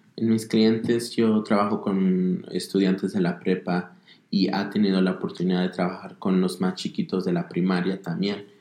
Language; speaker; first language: Spanish; early bilingual, heritage; Spanish